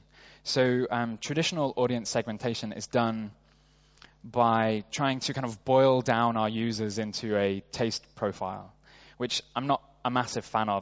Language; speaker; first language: English; native; English